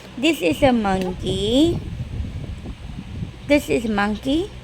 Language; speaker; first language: English; non-native, local second language; Filipino